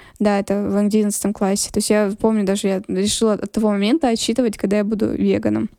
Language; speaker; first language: Russian; non-native, local second language; Lezghian